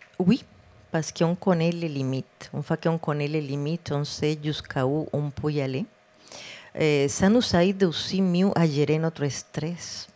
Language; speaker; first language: French; non-native, fluent; Spanish